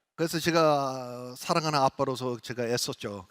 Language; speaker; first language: Korean; early bilingual, other home language; English